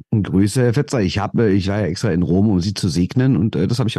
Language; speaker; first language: German; native; German